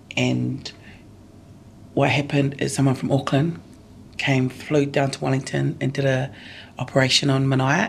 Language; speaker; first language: English; native; English